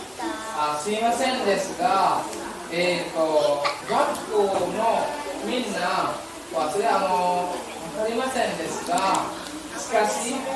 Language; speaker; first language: Japanese; non-native, learner; Indonesian